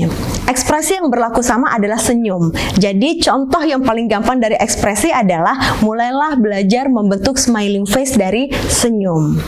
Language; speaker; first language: Indonesian; native; Indonesian